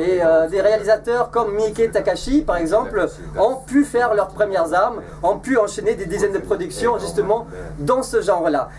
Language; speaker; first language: French; native; French